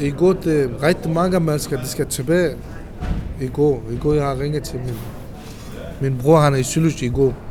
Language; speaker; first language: Danish; non-native, learner; Kurdish